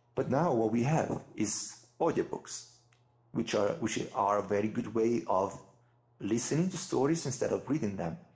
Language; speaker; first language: English; non-native, fluent; Italian